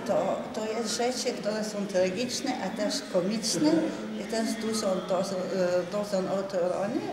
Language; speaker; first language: Polish; non-native, learner; Lithuanian